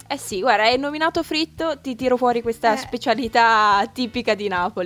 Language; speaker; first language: Italian; native; Italian